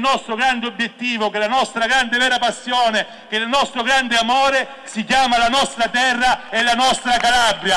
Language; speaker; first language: Italian; native; Italian